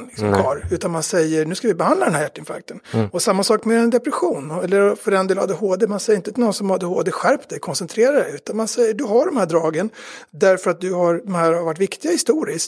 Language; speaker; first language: Swedish; native; Swedish